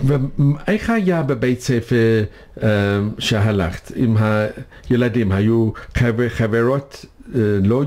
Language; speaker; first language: Hebrew; non-native, learner; English